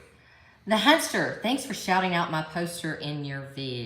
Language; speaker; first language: English; native; English